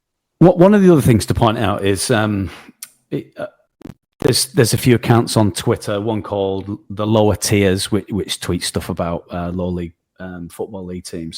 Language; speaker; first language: English; native; English